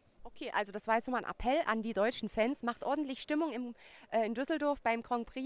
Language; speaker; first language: German; native; German